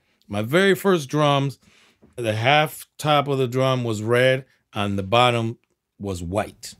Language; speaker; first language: English; non-native, fluent; Spanish